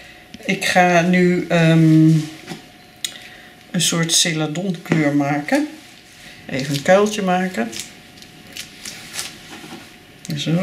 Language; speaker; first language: Dutch; native; Dutch